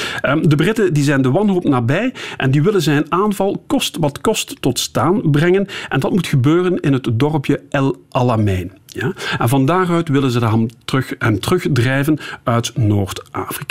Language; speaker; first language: Dutch; native; Dutch